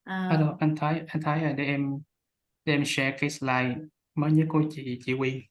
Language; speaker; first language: Vietnamese; native; Vietnamese